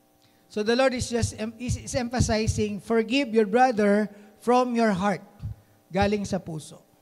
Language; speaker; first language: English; non-native, local second language; Filipino